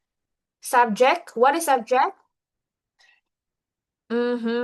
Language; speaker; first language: English; non-native, learner; Indonesian